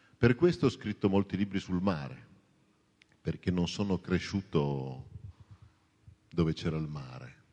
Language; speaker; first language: Italian; native; Italian